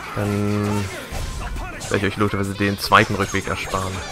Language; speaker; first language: German; native; German